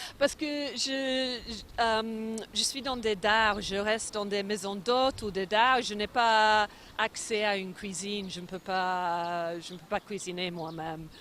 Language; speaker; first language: French; non-native, fluent; English